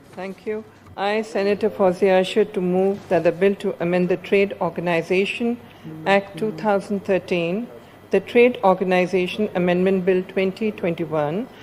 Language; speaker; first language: English; non-native, local second language; Urdu